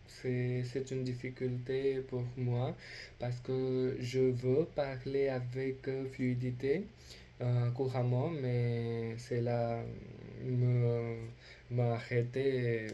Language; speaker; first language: French; non-native, learner; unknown